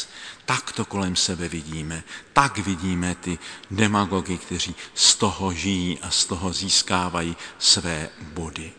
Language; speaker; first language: Czech; native; Czech